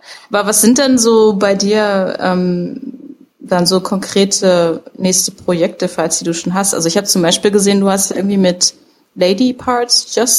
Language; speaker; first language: German; native; German